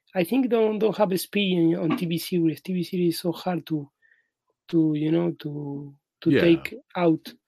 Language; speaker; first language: English; non-native, learner; Spanish